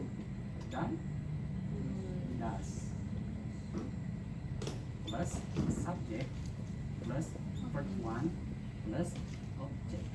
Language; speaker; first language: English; non-native, fluent; Indonesian